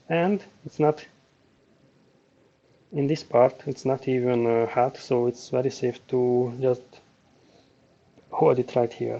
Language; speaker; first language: English; non-native, fluent; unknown